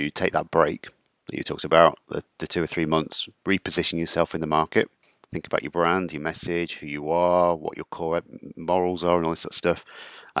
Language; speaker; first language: English; native; English